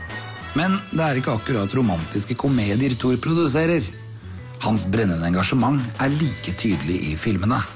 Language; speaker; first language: Norwegian; native; Norwegian